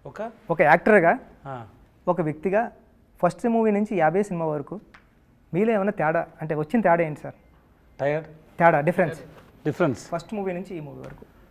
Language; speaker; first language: Telugu; native; Telugu